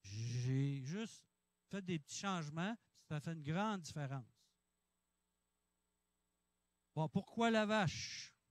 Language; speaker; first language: French; native; French